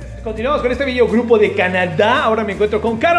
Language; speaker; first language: Spanish; native; Spanish